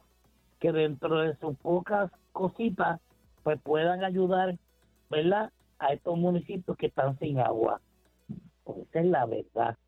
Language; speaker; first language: Spanish; native; Spanish